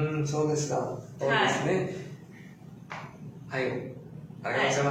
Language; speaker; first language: Japanese; non-native, fluent; Filipino